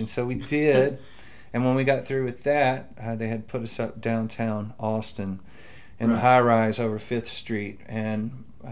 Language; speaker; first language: English; native; English